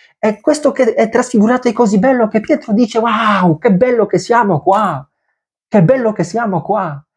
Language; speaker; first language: Italian; non-native, fluent; Polish